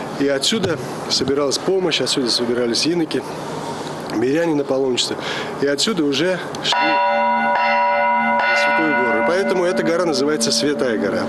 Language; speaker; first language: Russian; non-native, local second language; Georgian